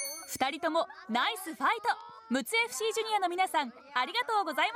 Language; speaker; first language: Japanese; native; Japanese